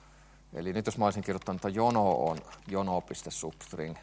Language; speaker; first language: Finnish; native; Finnish